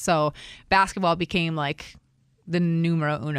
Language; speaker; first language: English; native; English